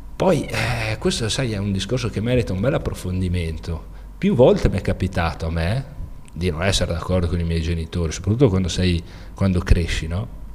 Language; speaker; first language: Italian; native; Italian